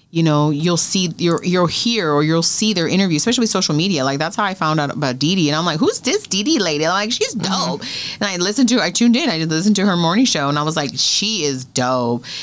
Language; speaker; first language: English; native; English